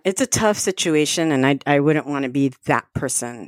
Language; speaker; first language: English; early bilingual, other home language; Spanish